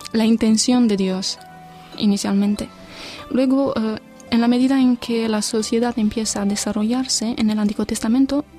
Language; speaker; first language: Spanish; non-native, fluent; Romanian